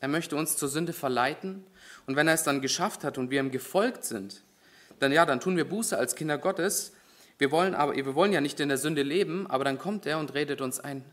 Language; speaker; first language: German; native; German